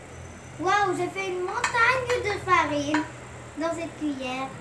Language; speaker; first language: French; non-native, local second language; Arabic